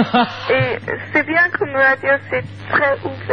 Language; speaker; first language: French; non-native, learner; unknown